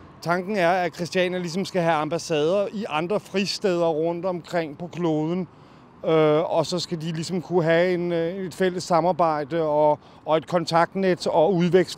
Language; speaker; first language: Danish; native; Danish